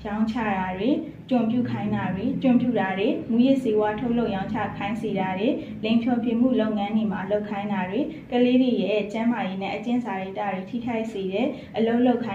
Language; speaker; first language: Burmese; native; Burmese